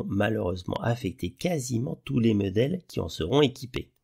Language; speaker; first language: French; native; French